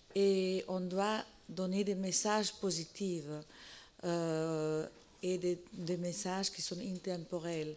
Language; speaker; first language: French; non-native, fluent; Italian